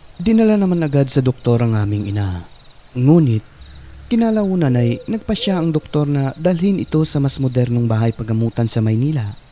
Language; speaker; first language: Filipino; non-native, local second language; Cebuano